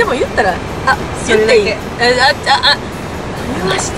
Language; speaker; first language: Japanese; native; Japanese